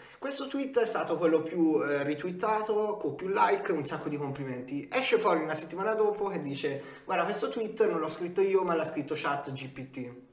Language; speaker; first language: Italian; native; Italian